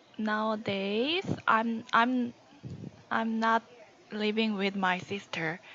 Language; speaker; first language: English; non-native, learner; Korean